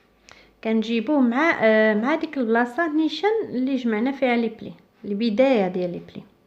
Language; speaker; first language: Arabic; native; Arabic